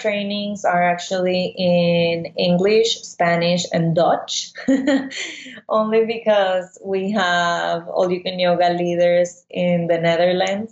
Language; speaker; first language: English; non-native, fluent; Spanish